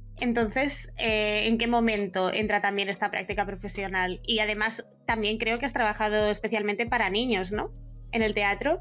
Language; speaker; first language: Spanish; native; Spanish